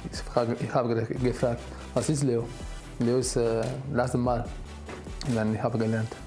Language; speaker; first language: German; non-native, learner; Spanish